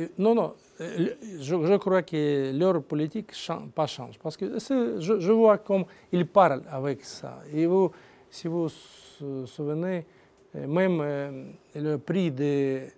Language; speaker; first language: French; non-native, learner; Russian